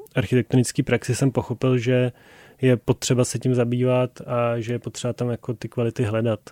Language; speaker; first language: Czech; native; Czech